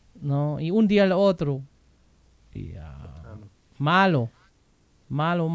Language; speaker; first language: Spanish; non-native, fluent; German